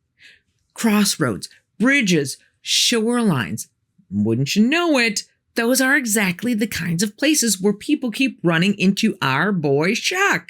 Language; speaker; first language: English; native; English